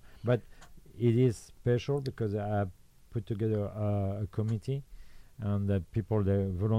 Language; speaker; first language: English; non-native, fluent; French